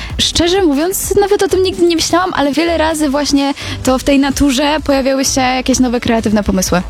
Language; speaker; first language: Polish; native; Polish